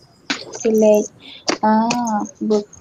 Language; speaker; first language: English; non-native, learner; Spanish